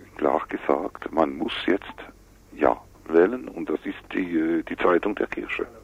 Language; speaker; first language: German; non-native, local second language; French